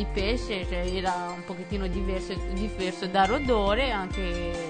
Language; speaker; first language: Italian; non-native, fluent; Kinyarwanda